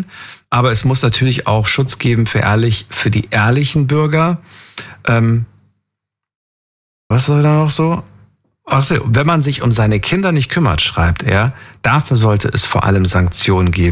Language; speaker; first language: German; native; German